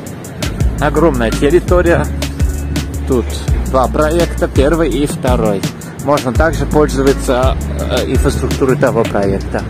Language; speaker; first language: Russian; non-native, fluent; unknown